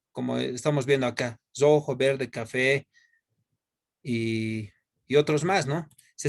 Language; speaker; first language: Spanish; native; Spanish